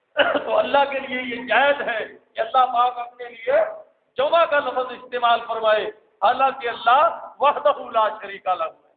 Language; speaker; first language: Urdu; non-native, local second language; Punjabi